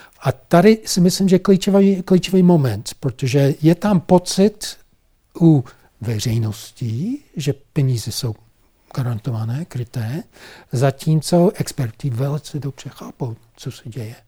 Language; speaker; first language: Czech; non-native, fluent; English